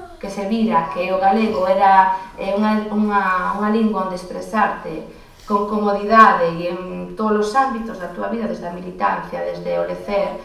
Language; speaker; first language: Galician; non-native, local second language; Spanish